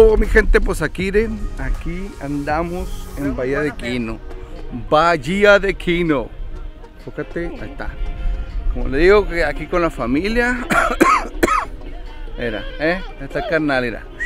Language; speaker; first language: Spanish; early bilingual, heritage; Spanish